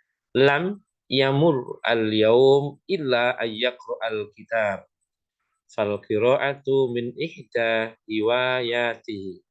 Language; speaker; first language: Arabic; non-native, fluent; Indonesian